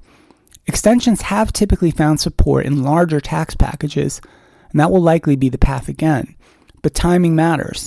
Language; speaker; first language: English; native; English